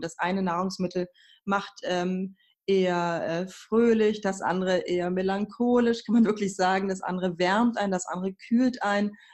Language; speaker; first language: German; early bilingual, other home language; Persian